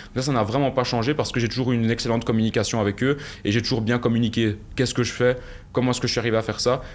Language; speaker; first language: French; native; French